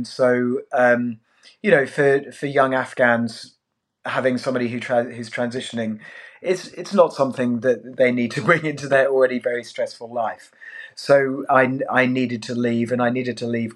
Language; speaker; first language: English; native; English